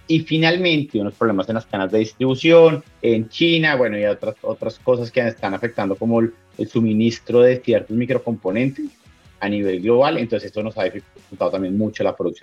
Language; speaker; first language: Spanish; native; Spanish